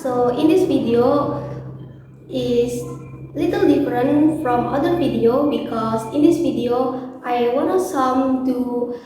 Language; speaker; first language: English; non-native, learner; Indonesian